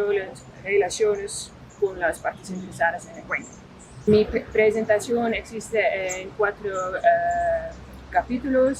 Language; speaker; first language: Spanish; non-native, fluent; Dutch